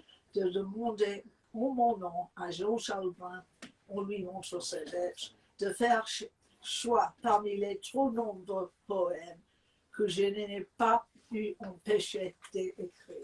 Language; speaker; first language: French; non-native, fluent; English